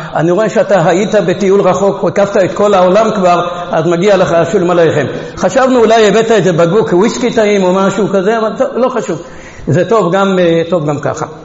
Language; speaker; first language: Hebrew; non-native, fluent; Hungarian